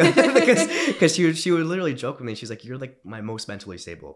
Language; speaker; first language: English; early bilingual, other home language; Romanian